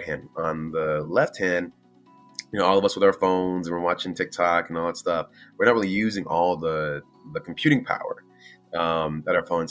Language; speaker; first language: English; native; English